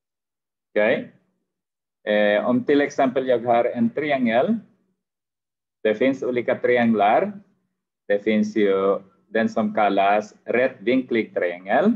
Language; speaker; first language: Swedish; non-native, fluent; Arabic